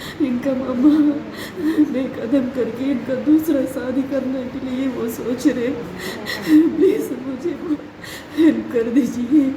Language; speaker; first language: Hindi; non-native, local second language; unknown